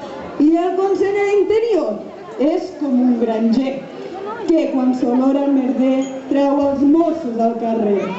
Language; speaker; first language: Catalan; native; Catalan